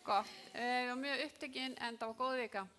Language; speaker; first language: Icelandic; non-native, fluent; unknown